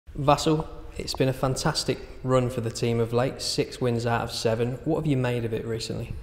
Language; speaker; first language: English; native; English